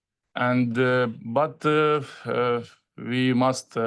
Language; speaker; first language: English; non-native, learner; Ukrainian